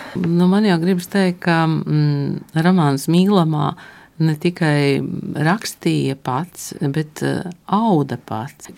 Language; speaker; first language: Latvian; native; Latvian